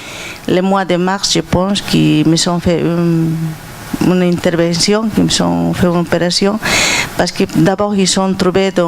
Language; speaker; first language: French; non-native, learner; Portuguese